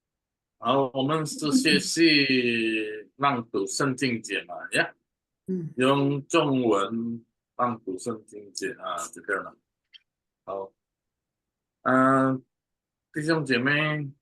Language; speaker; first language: Chinese; non-native, fluent; Indonesian